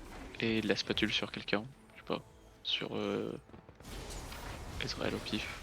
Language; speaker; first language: French; native; French